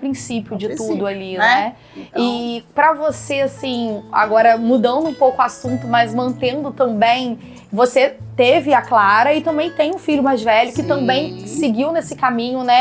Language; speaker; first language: Portuguese; native; Portuguese